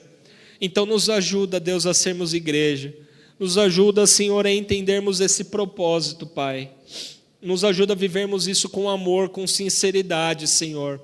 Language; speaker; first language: Portuguese; native; Portuguese